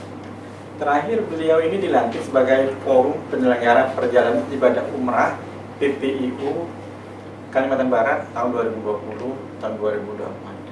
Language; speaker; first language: Indonesian; native; Indonesian